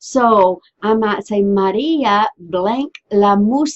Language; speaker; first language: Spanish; non-native, fluent; English